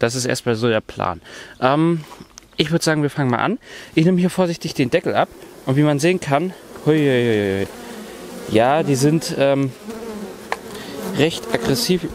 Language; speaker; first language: German; native; German